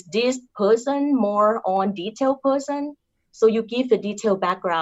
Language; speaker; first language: English; non-native, fluent; Thai